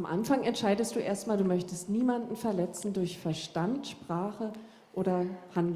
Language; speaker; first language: German; native; German